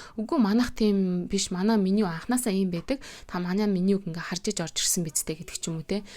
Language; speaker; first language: Mongolian; native; Mongolian